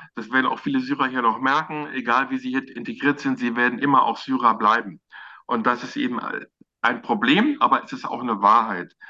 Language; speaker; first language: German; native; German